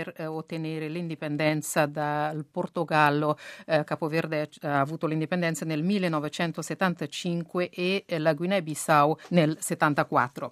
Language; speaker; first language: Italian; non-native, fluent; Kabuverdianu